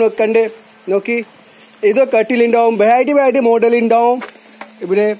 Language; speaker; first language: Malayalam; non-native, learner; Hindi